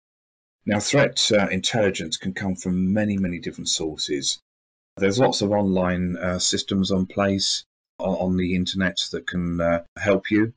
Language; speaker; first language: English; native; English